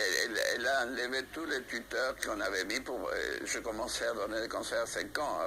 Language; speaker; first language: French; non-native, fluent; Spanish